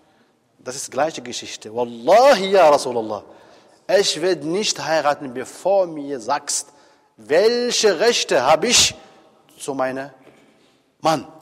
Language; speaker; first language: German; non-native, fluent; Arabic